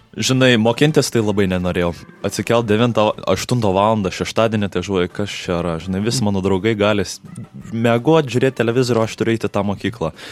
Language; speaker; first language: Lithuanian; early bilingual, heritage; Lithuanian